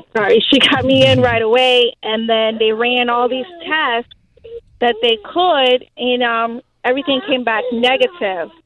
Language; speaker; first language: English; early bilingual, other home language; Haitian Creole